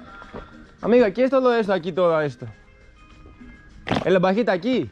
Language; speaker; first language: Spanish; non-native, learner; Greek